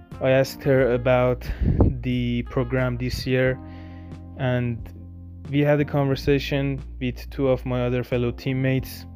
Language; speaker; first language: English; non-native, local second language; Turkish